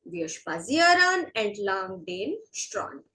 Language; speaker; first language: German; non-native, fluent; Hindi